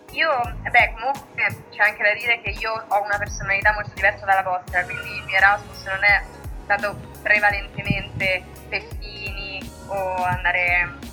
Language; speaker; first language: Italian; native; Italian